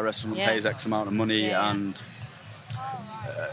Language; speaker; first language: English; native; English